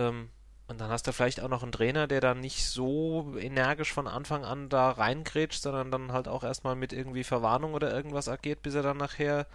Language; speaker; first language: German; native; German